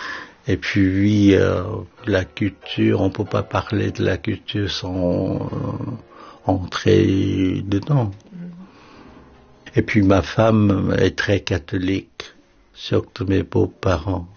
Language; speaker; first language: French; non-native, fluent; Korean